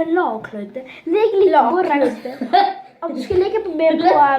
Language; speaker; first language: Swedish; early bilingual, other home language; Turkish